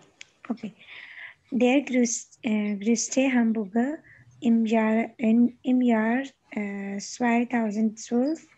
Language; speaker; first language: German; non-native, learner; Urdu